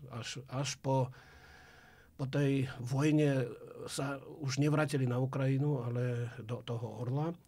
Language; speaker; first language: Slovak; non-native, fluent; Russian